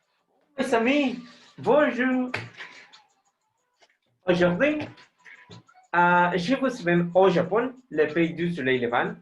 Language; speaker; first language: French; non-native, learner; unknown